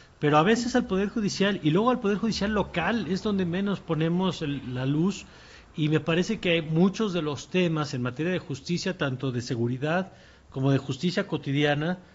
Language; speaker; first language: Spanish; native; Spanish